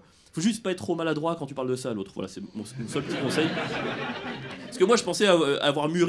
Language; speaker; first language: French; native; French